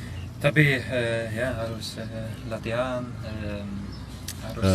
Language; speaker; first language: Indonesian; non-native, learner; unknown